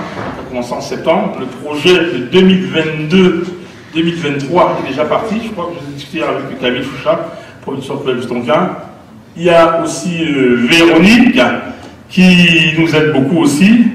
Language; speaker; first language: French; native; French